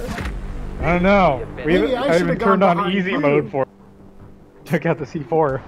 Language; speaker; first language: English; native; English